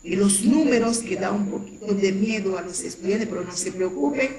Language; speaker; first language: Spanish; non-native, fluent; French